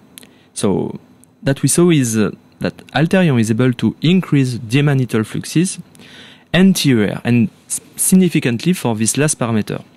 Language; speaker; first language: English; non-native, fluent; French